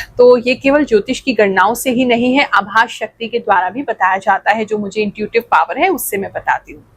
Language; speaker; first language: Hindi; native; Hindi